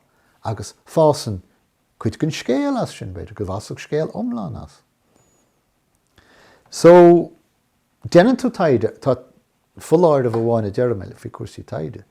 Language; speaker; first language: Irish; non-native, local second language; English